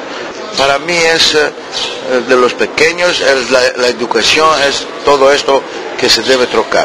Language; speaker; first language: Spanish; early bilingual, heritage; Ladino